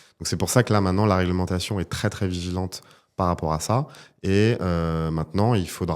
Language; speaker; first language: French; native; French